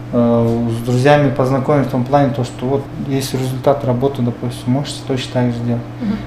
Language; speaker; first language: Russian; non-native, local second language; Kyrgyz